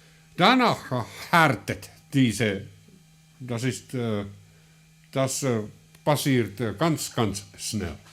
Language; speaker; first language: German; non-native, learner; Finnish